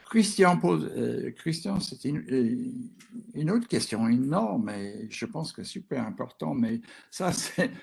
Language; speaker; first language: French; non-native, fluent; English